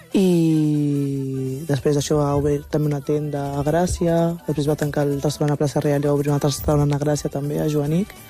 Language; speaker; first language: Catalan; early bilingual, other home language; Wolof